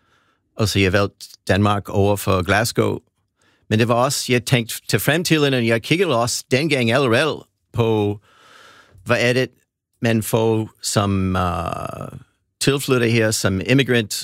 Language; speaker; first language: Danish; non-native, fluent; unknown